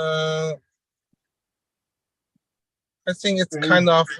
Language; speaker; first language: English; non-native, learner; Chinese